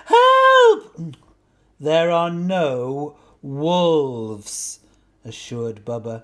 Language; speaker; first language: English; native; English